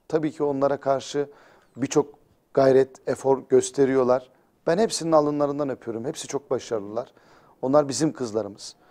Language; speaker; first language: Turkish; native; Turkish